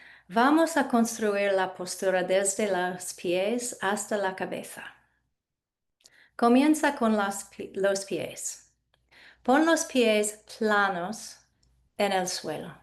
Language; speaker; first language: Spanish; non-native, fluent; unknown